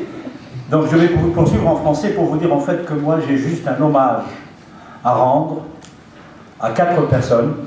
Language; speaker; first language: French; non-native, local second language; Arabic